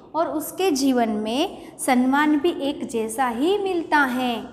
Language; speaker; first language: Hindi; non-native, local second language; Gujarati